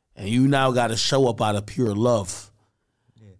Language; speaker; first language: English; native; English